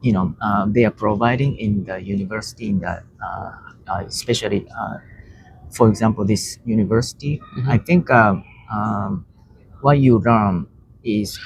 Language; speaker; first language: English; non-native, learner; Japanese